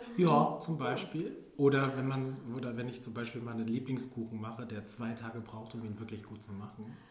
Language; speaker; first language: German; early bilingual, other home language; Filipino